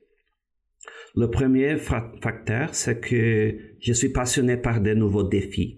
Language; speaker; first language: French; non-native, fluent; Portuguese